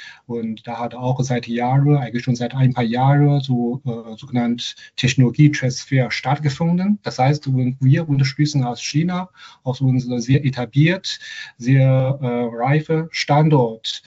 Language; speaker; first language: German; non-native, fluent; Chinese